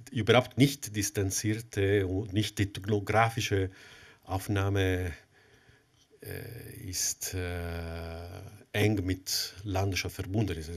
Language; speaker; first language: German; non-native, fluent; Italian